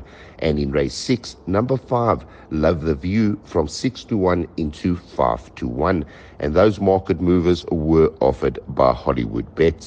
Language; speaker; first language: English; native; English